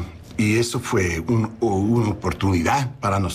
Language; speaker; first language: Spanish; non-native, learner; English